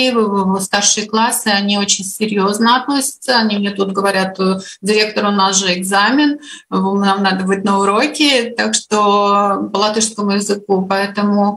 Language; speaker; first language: Russian; native; Russian